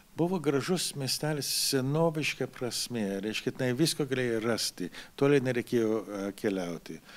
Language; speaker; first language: Lithuanian; early bilingual, heritage; Lithuanian